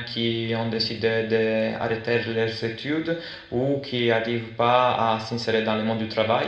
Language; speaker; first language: French; non-native, fluent; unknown